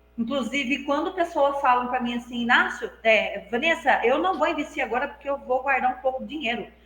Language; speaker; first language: Portuguese; native; Portuguese